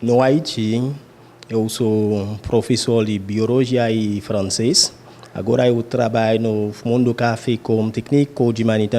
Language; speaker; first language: Portuguese; non-native, learner; Haitian Creole